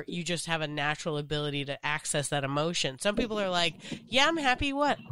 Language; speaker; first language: English; native; English